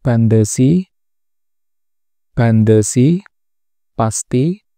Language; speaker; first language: Korean; non-native, learner; Indonesian